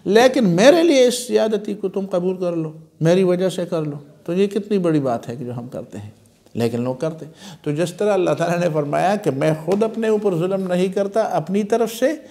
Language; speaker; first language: Urdu; non-native, local second language; Pashto